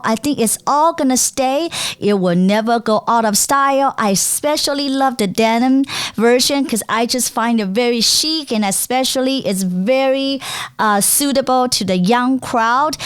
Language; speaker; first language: English; non-native, fluent; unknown